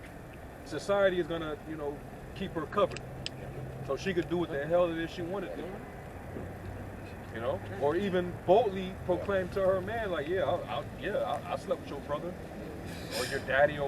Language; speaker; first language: English; native; English